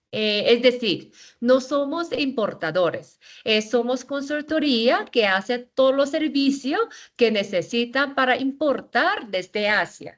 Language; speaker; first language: Spanish; non-native, fluent; Korean